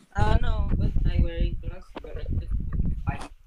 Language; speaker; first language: English; non-native, learner; Vietnamese